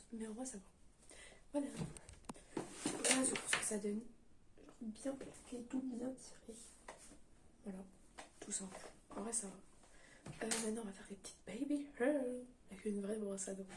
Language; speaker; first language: French; native; French